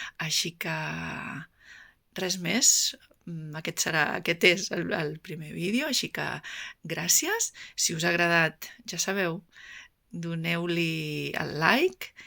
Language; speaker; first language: Catalan; native; Catalan